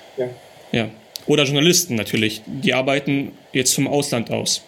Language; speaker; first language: German; early bilingual, other home language; Russian